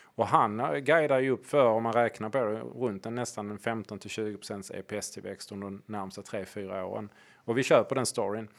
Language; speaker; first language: Swedish; native; Swedish